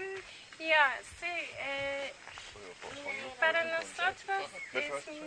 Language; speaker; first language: Spanish; non-native, learner; English